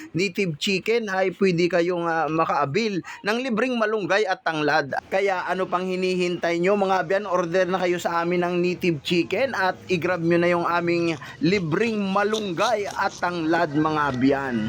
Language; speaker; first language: Filipino; non-native, local second language; Bikol